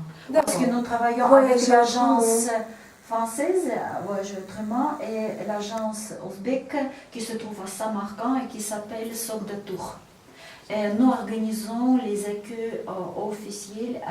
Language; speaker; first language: French; non-native, fluent; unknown